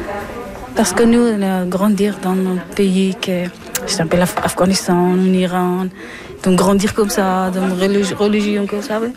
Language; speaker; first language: French; non-native, learner; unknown